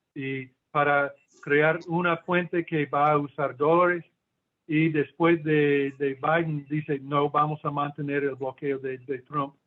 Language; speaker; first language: Spanish; non-native, fluent; English